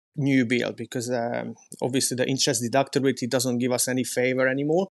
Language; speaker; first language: English; non-native, fluent; Hungarian